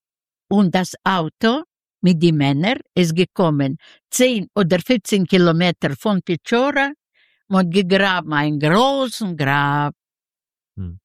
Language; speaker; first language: German; non-native, learner; Yiddish